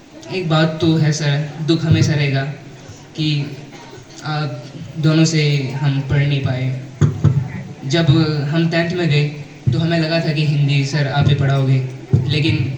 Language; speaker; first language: Hindi; native; Hindi